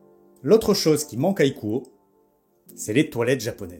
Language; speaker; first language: French; native; French